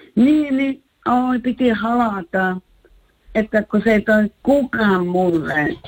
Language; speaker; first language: Finnish; early bilingual, heritage; Finnish